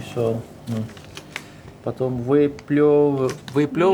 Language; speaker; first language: Russian; non-native, fluent; Dutch